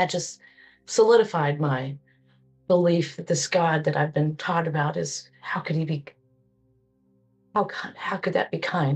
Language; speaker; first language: English; native; English